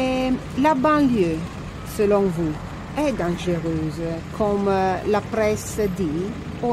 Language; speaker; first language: French; non-native, learner; Italian